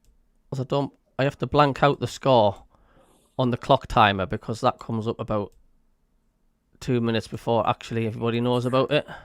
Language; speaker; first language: English; native; English